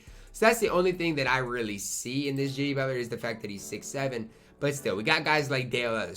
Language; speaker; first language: English; native; English